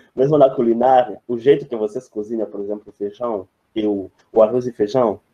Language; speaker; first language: Portuguese; non-native, fluent; French